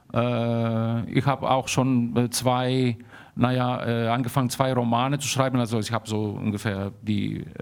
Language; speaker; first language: German; early bilingual, heritage; German